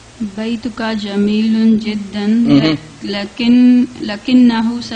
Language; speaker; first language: Arabic; non-native, learner; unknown